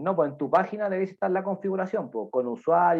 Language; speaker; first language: Spanish; native; Spanish